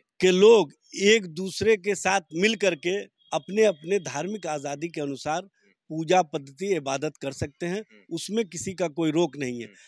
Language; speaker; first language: Hindi; native; Hindi